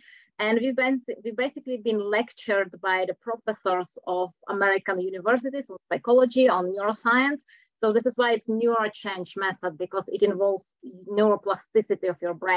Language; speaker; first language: English; non-native, fluent; Czech